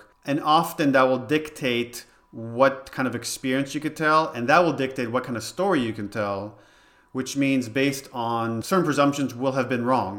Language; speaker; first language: English; non-native, fluent; Hebrew